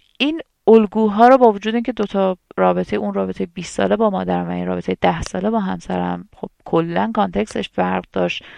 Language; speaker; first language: Persian; native; Persian